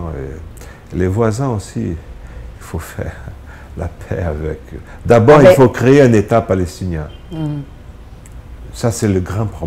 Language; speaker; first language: French; non-native, fluent; Portuguese